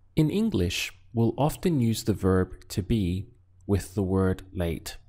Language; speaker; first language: English; native; English